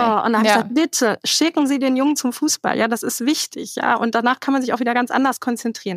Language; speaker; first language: German; native; German